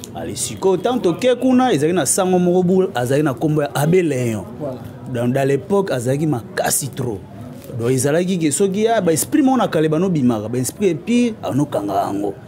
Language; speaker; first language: Lingala; non-native, local second language; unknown